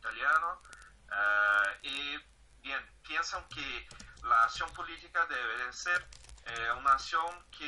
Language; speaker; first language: Spanish; non-native, fluent; Portuguese